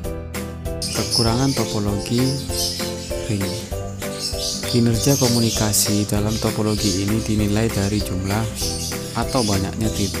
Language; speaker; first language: Indonesian; native; Indonesian